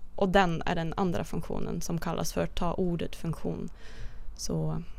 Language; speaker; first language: Swedish; non-native, fluent; Dutch